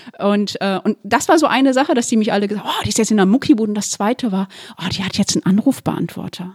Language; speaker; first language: German; early bilingual, other home language; Turkish